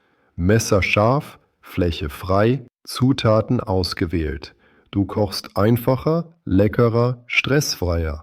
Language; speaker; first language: German; native; German